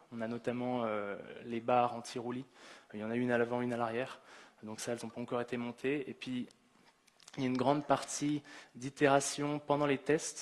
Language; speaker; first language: French; native; French